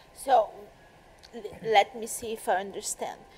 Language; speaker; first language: English; non-native, learner; Portuguese